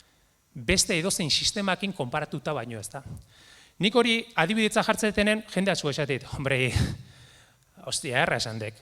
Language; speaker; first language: Basque; native; Basque